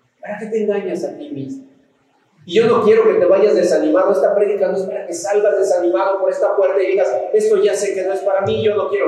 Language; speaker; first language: Spanish; native; Spanish